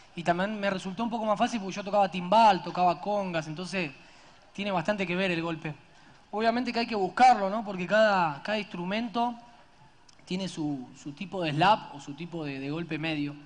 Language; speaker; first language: Spanish; native; Spanish